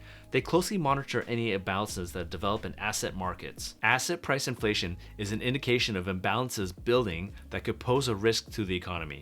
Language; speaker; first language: English; native; English